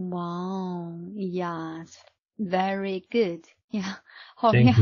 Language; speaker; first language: English; non-native, fluent; Chinese